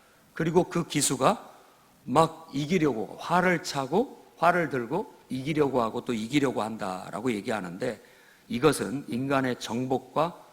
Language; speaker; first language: Korean; native; Korean